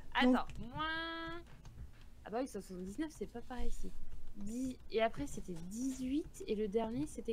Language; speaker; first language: French; native; French